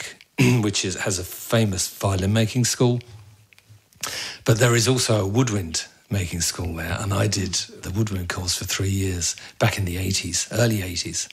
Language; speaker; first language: English; native; English